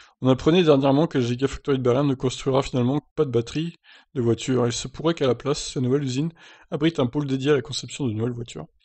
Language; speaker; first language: French; native; French